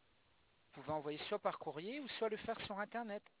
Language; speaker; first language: French; native; French